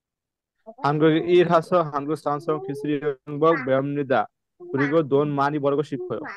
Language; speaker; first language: Korean; non-native, learner; Bangla